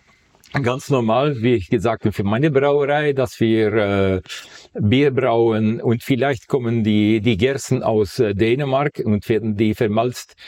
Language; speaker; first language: German; non-native, fluent; Dutch